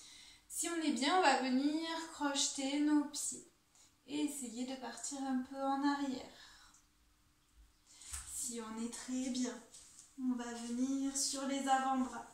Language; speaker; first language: French; native; French